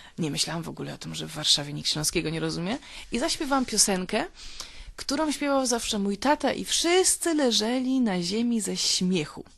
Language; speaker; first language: Polish; native; Polish